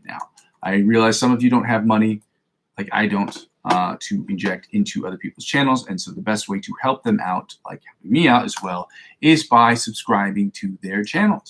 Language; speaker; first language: English; native; English